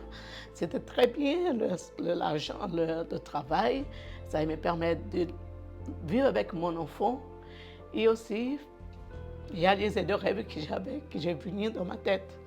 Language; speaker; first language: French; non-native, learner; Portuguese